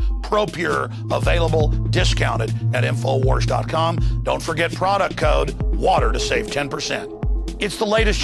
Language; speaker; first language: English; native; English